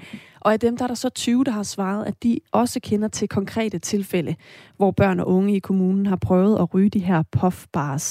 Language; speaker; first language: Danish; native; Danish